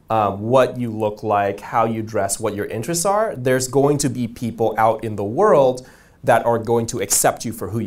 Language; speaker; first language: English; native; English